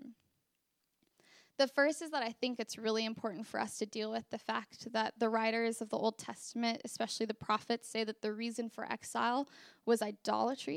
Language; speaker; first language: English; native; English